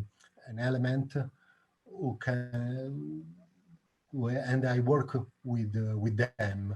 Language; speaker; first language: English; non-native, learner; Italian